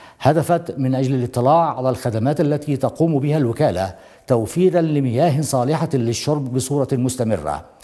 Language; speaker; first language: Arabic; non-native, local second language; Somali